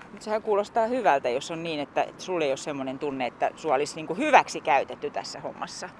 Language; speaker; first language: Finnish; native; Finnish